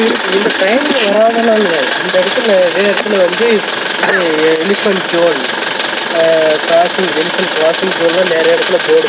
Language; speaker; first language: Tamil; native; Tamil